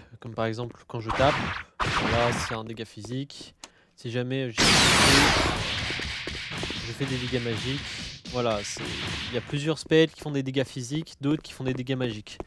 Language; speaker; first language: French; native; French